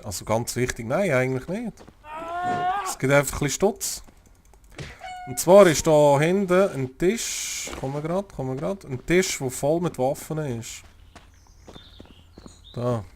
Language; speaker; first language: German; native; German